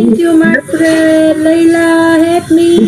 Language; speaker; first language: English; non-native, learner; Vietnamese